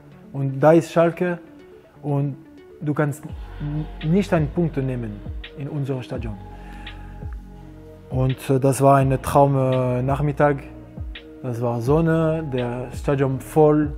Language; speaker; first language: German; non-native, learner; French